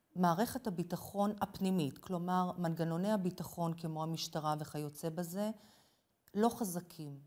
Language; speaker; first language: Hebrew; non-native, fluent; English